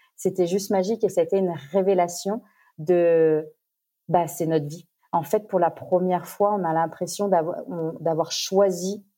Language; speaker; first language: French; native; French